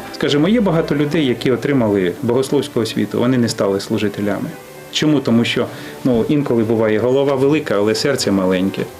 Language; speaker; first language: Ukrainian; native; Ukrainian